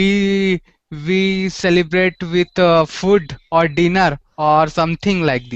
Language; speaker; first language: English; non-native, learner; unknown